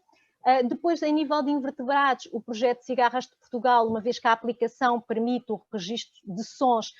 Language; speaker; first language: Portuguese; native; Portuguese